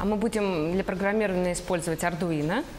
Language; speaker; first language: Russian; native; Russian